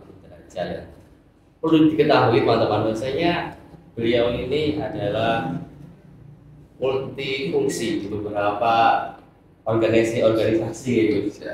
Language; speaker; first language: Indonesian; native; Indonesian